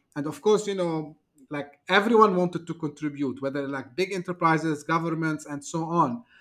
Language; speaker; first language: English; non-native, fluent; Turkish